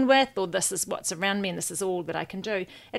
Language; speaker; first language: English; native; English